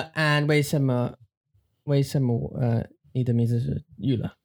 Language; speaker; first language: Chinese; non-native, learner; English